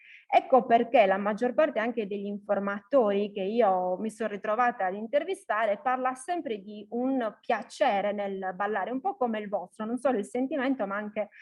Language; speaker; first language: Italian; native; Italian